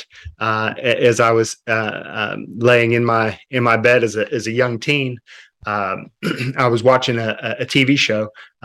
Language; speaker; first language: English; native; English